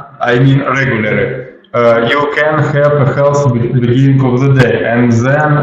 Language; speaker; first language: English; non-native, learner; Russian